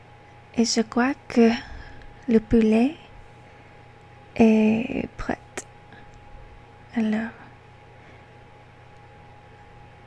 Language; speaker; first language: French; non-native, learner; English